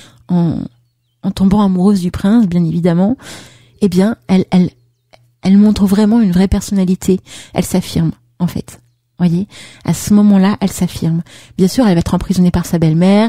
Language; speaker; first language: French; native; French